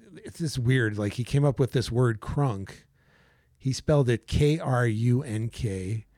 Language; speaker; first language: English; native; English